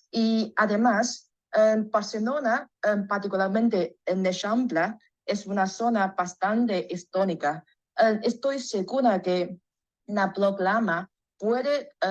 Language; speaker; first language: Spanish; non-native, learner; Chinese